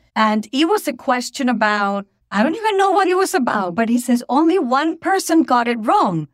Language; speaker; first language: English; non-native, fluent; Spanish